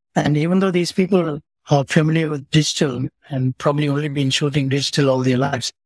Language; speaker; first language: English; non-native, local second language; Tamil